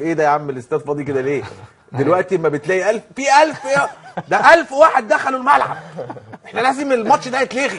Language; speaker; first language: Arabic; native; Arabic